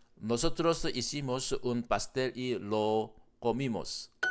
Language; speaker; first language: Spanish; non-native, learner; Korean